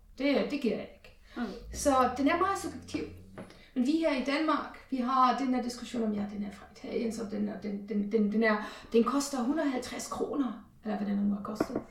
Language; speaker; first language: Danish; non-native, fluent; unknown